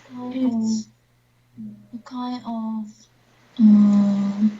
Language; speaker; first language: English; non-native, learner; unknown